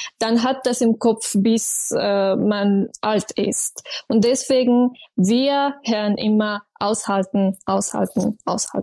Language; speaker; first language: German; non-native, fluent; Persian